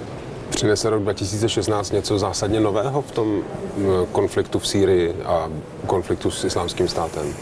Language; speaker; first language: Czech; native; Czech